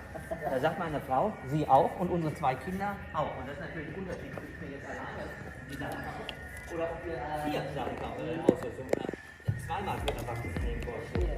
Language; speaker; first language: German; native; German